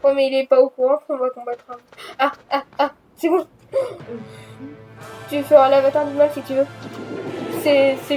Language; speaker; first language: French; native; French